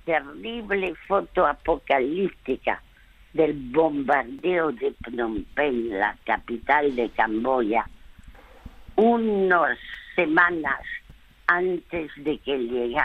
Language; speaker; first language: Spanish; early bilingual, other home language; French